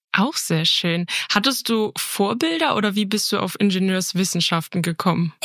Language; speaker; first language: German; native; German